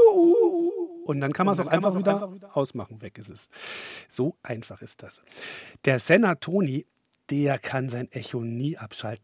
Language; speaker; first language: German; native; German